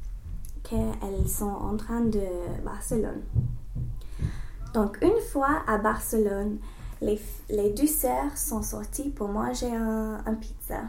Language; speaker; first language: French; non-native, learner; English